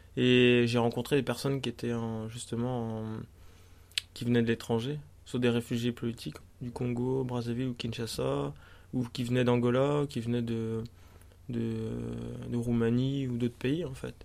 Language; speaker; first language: French; native; French